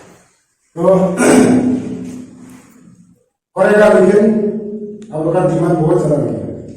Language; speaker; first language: Hindi; non-native, local second language; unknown